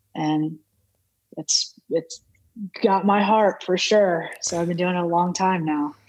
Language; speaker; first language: English; native; English